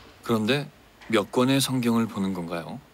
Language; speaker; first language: Korean; native; Korean